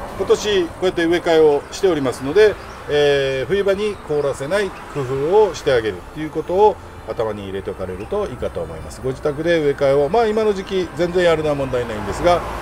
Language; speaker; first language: Japanese; native; Japanese